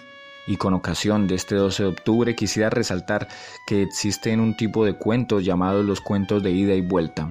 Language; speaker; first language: Spanish; native; Spanish